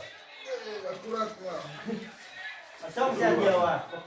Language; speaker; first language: Russian; non-native, learner; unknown